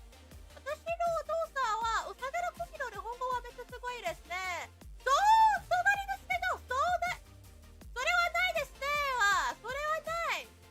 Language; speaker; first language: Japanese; non-native, learner; English